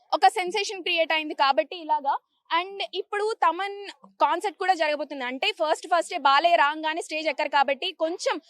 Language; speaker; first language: Telugu; native; Telugu